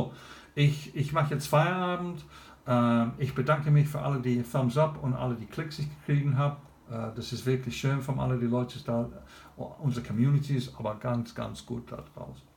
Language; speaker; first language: German; non-native, learner; English